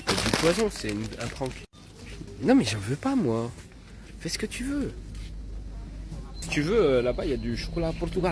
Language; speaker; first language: French; native; French